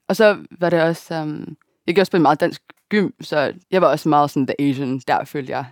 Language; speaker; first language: Danish; early bilingual, other home language; Japanese